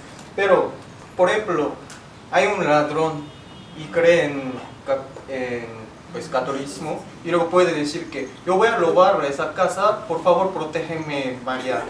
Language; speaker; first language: Spanish; non-native, fluent; Korean